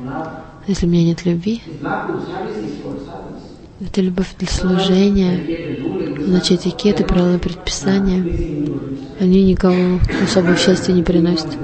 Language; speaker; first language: Russian; non-native, learner; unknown